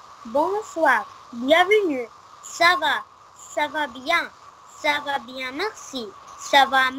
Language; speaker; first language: French; non-native, learner; Arabic